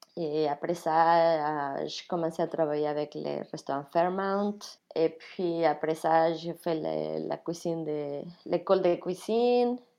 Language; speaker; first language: French; non-native, fluent; Spanish